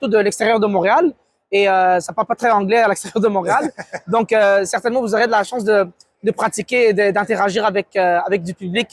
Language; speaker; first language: French; native; French